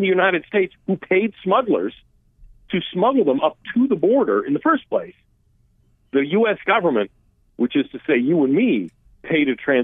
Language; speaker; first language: English; early bilingual, other home language; Armenian